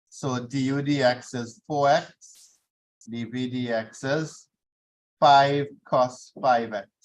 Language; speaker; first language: English; native; English